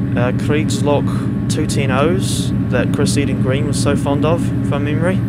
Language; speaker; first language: English; native; English